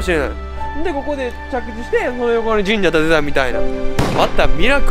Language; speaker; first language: Japanese; native; Japanese